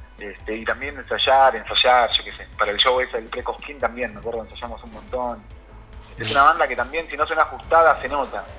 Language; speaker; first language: Spanish; native; Spanish